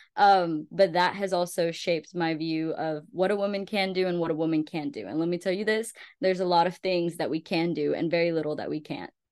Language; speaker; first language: English; early bilingual, other home language; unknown